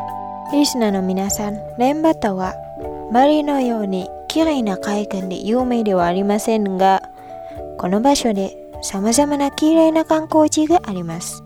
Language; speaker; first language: Japanese; non-native, fluent; Indonesian